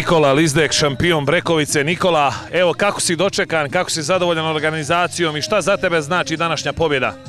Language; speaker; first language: Serbian; native; Serbian